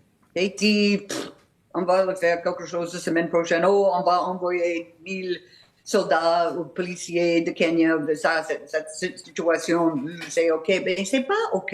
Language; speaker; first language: French; non-native, fluent; English